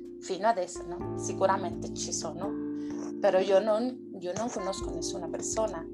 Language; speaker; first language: Italian; non-native, learner; Spanish